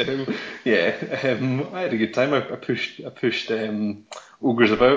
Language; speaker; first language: English; native; English